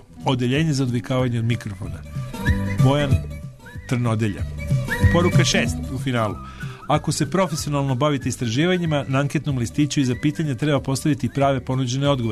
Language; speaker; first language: Serbian; native; Serbian